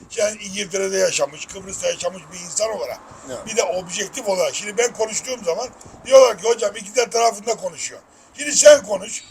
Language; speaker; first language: Turkish; native; Turkish